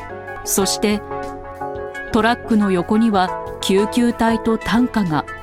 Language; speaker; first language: Japanese; native; Japanese